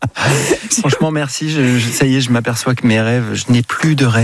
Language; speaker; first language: French; native; French